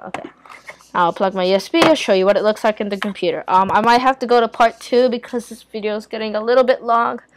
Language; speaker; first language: English; native; English